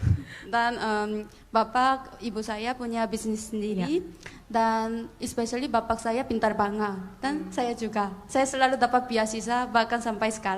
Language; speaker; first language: Indonesian; non-native, learner; Korean